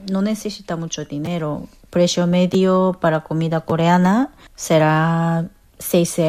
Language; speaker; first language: Spanish; non-native, fluent; Korean